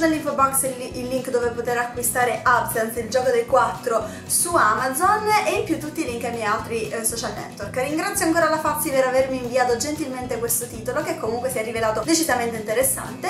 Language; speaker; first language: Italian; native; Italian